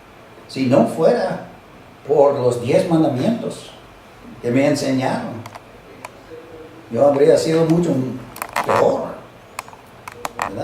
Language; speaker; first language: Spanish; non-native, fluent; English